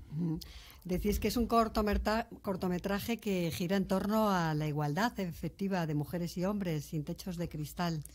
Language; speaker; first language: Spanish; native; Spanish